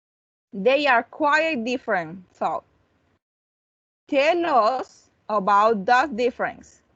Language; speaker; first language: English; non-native, learner; Spanish